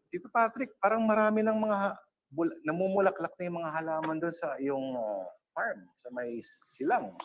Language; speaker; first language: Filipino; non-native, local second language; Cebuano